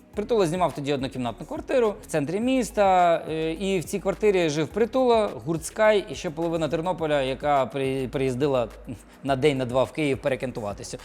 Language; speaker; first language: Ukrainian; non-native, local second language; Russian